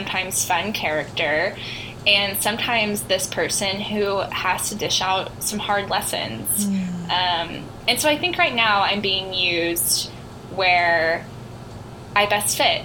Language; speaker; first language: English; native; English